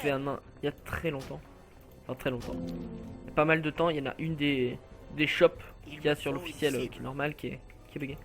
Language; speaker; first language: French; native; French